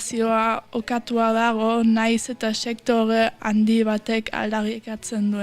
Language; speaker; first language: Basque; early bilingual, heritage; Basque